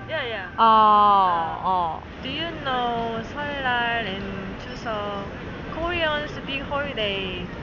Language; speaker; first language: English; non-native, learner; Korean